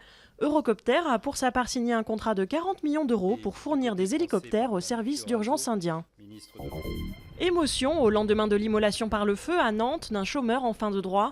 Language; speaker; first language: French; native; French